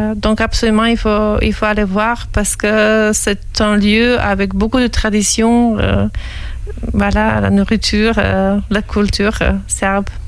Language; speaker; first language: French; non-native, fluent; Serbian